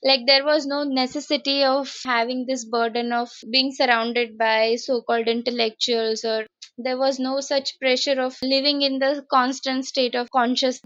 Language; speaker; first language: English; non-native, local second language; Marathi